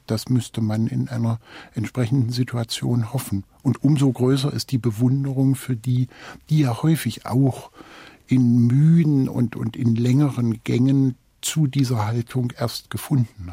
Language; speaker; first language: German; native; German